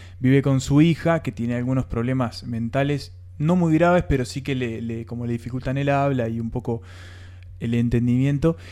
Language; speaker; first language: Spanish; native; Spanish